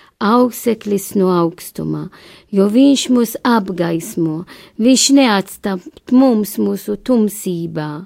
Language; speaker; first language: Latvian; non-native, learner; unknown